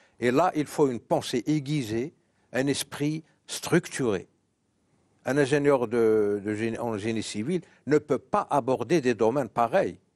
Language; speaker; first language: French; non-native, local second language; Arabic